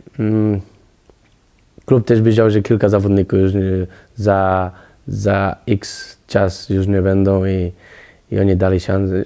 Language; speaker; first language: Polish; non-native, learner; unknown